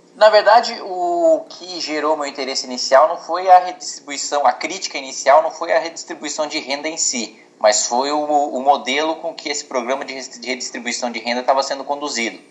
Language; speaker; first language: Portuguese; native; Portuguese